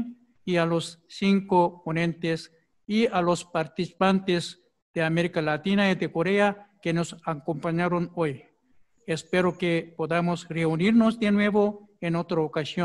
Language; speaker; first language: Spanish; non-native, fluent; Korean